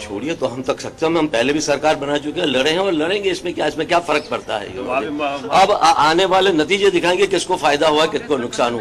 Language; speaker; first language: Hindi; non-native, local second language; Gujarati